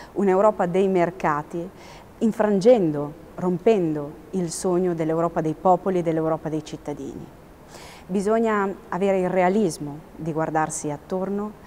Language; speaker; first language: Italian; native; Italian